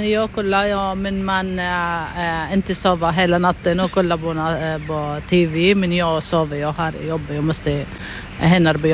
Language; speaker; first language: Swedish; non-native, learner; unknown